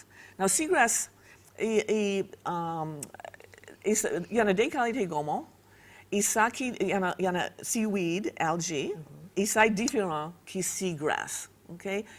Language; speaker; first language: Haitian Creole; non-native, fluent; English